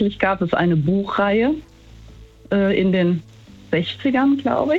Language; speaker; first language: German; native; German